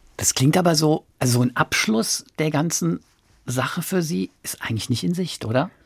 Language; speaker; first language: German; native; German